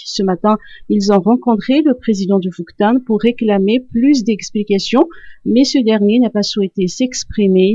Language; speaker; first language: French; non-native, local second language; Malagasy